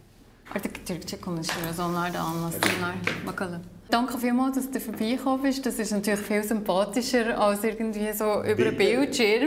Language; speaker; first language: German; native; German